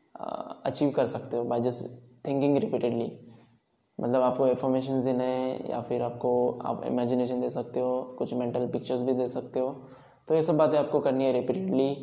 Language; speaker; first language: Hindi; non-native, local second language; Marathi